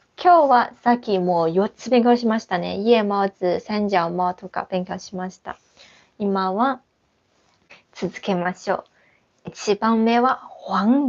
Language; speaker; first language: Japanese; non-native, fluent; Chinese